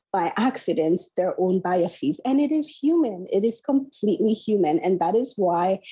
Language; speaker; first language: English; non-native, local second language; Igbo